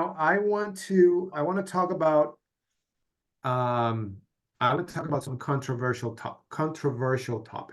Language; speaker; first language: English; non-native, fluent; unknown